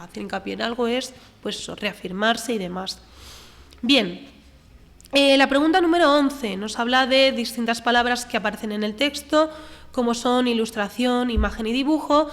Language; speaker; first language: Spanish; native; Spanish